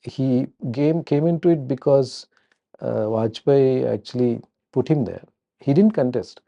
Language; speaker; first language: English; non-native, local second language; Telugu